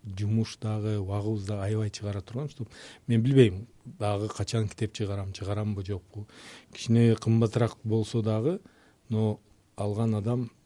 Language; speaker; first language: Kyrgyz; non-native, local second language; Uzbek